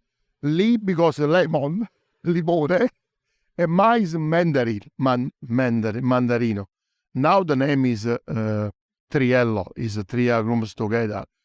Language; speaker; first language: English; non-native, learner; Italian